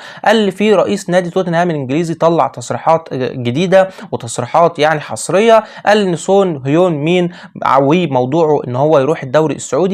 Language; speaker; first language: Arabic; native; Arabic